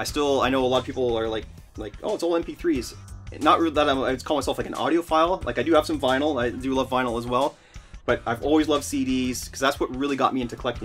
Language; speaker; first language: English; native; English